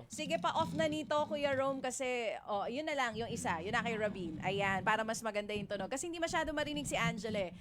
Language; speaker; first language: Filipino; native; Filipino